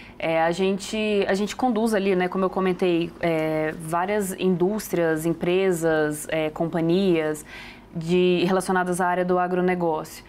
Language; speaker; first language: Portuguese; native; Portuguese